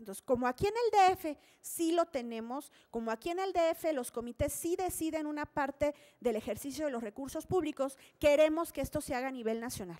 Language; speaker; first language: Spanish; native; Spanish